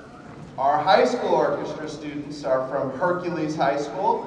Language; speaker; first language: English; native; English